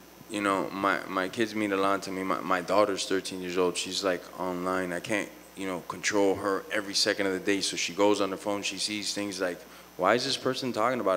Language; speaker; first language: English; early bilingual, other home language; Spanish